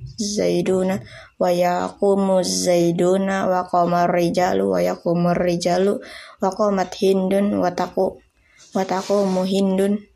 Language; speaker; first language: Arabic; non-native, learner; Indonesian